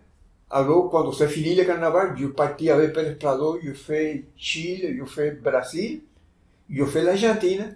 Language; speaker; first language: French; non-native, fluent; Spanish